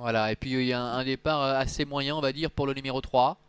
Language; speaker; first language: French; native; French